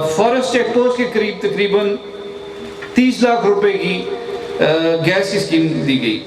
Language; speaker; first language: Urdu; non-native, local second language; Northern Hindko